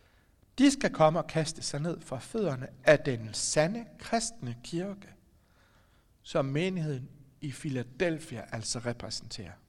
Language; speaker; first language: Danish; native; Danish